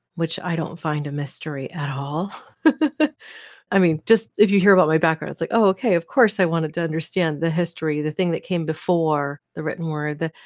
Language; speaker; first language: English; native; English